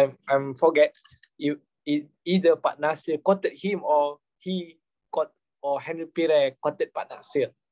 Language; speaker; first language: English; non-native, local second language; Malay